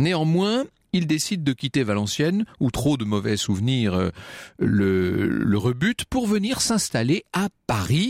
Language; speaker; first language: French; native; French